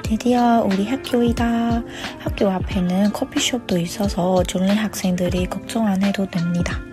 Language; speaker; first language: Korean; non-native, learner; Burmese